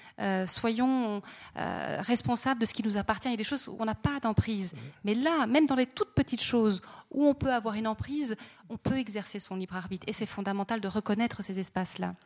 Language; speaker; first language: French; native; French